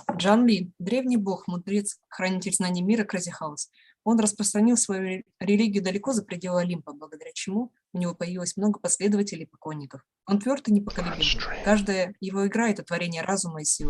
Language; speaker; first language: Russian; native; Russian